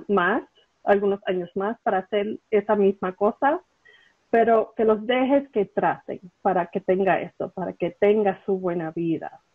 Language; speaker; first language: Spanish; early bilingual, heritage; Spanish